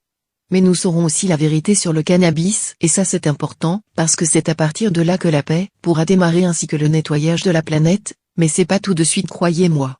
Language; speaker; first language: French; native; French